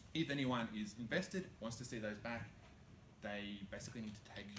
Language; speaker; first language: English; native; English